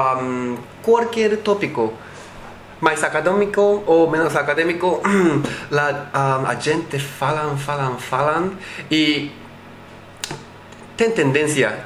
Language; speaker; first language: Portuguese; non-native, learner; Japanese